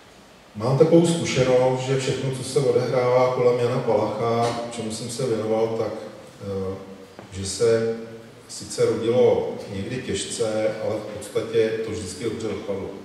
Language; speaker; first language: Czech; native; Czech